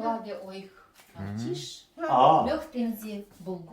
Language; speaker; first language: German; non-native, learner; Ukrainian